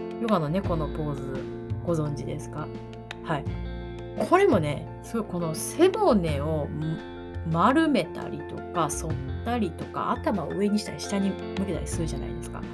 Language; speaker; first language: Japanese; native; Japanese